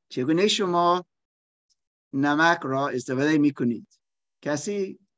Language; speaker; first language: Persian; non-native, learner; German